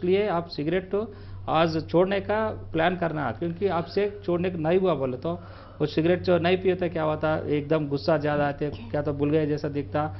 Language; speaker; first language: Hindi; non-native, local second language; Telugu